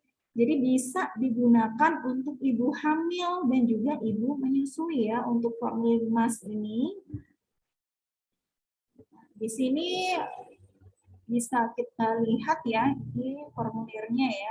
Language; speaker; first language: Indonesian; native; Indonesian